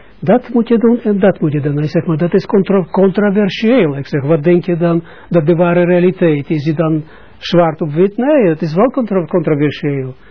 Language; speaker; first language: Dutch; non-native, fluent; Russian